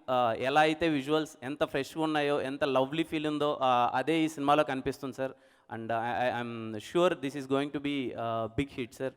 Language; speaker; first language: Telugu; native; Telugu